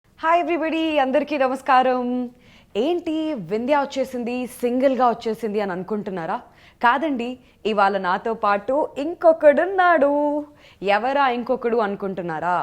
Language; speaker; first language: Telugu; native; Telugu